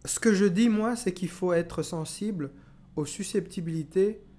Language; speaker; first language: French; non-native, local second language; Kinyarwanda